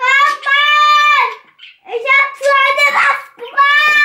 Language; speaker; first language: German; early bilingual, other home language; Turkish